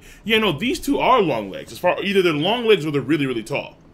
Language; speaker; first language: English; native; English